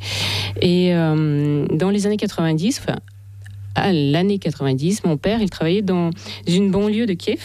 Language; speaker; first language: French; non-native, fluent; Russian